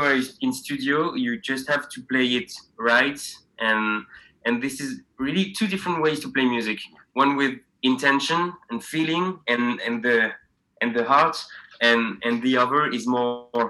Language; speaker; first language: English; non-native, fluent; French